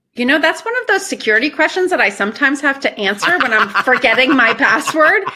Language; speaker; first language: English; early bilingual, other home language; Persian